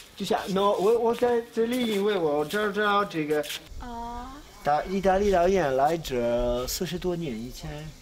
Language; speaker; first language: Chinese; non-native, learner; Italian